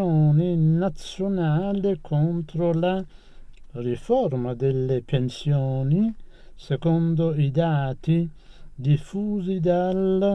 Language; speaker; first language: Italian; non-native, fluent; Persian